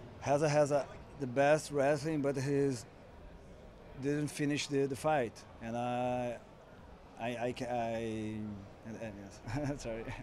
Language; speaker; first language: English; non-native, learner; Portuguese